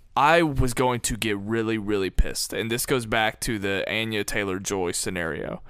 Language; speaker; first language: English; native; English